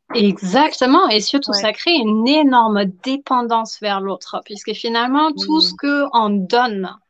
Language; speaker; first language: French; non-native, fluent; German